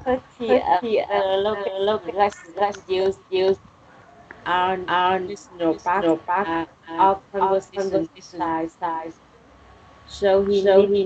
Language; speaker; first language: English; non-native, learner; Vietnamese